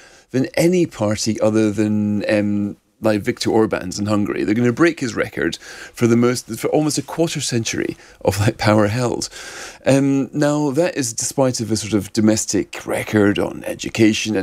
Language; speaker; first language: English; native; English